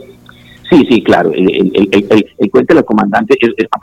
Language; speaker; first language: Spanish; native; Spanish